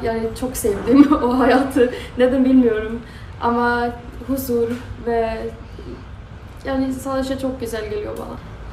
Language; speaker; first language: Turkish; non-native, fluent; Swedish